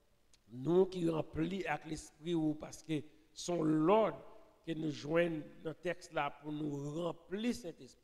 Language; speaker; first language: French; non-native, local second language; Haitian Creole